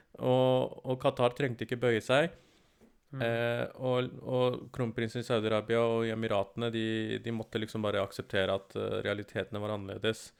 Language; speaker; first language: Norwegian; early bilingual, other home language; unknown